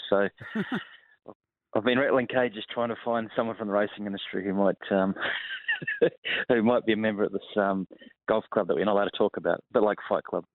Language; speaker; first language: English; native; English